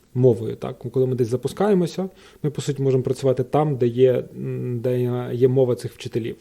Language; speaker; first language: Ukrainian; native; Ukrainian